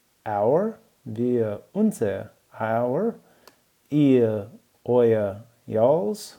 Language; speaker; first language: German; non-native, learner; English